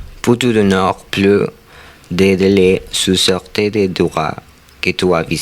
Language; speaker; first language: French; non-native, learner; Spanish